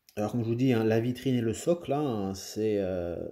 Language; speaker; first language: French; native; French